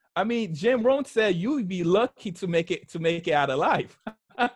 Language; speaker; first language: English; early bilingual, other home language; Haitian Creole